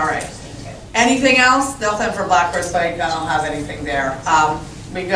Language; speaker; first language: English; native; English